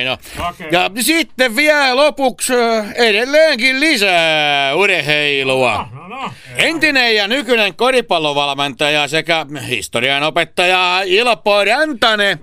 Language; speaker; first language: Finnish; native; Finnish